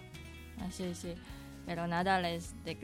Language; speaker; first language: Catalan; non-native, learner; Indonesian